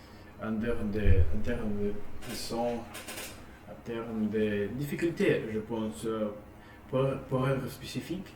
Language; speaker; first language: French; non-native, learner; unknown